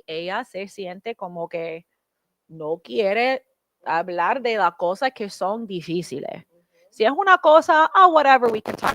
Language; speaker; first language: Spanish; non-native, learner; English